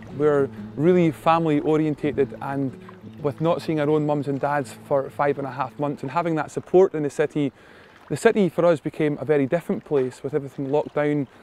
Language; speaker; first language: English; native; English